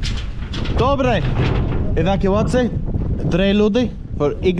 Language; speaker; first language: Russian; non-native, learner; English